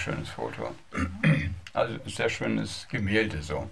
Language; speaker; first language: German; native; German